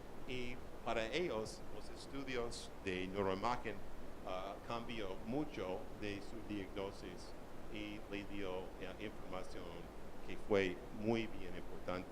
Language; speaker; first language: Spanish; non-native, learner; English